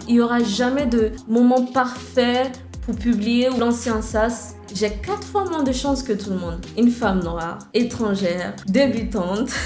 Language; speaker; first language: French; non-native, fluent; English